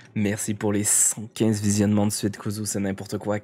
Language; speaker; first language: French; native; French